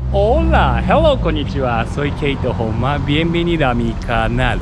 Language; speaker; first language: Spanish; non-native, learner; Japanese